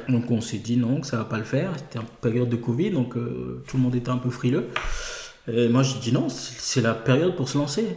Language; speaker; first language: French; non-native, local second language; Ewe